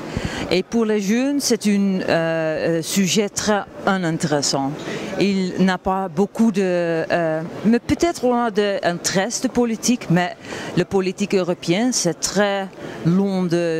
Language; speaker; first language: French; non-native, learner; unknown